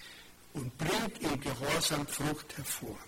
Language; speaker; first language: German; non-native, fluent; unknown